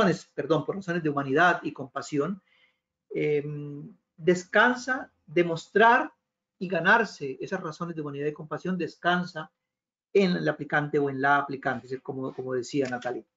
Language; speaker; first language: Spanish; native; Spanish